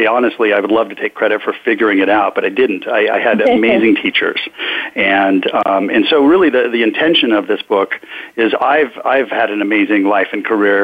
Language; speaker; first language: English; native; English